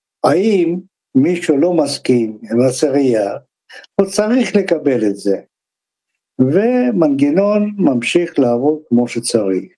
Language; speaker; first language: Hebrew; non-native, fluent; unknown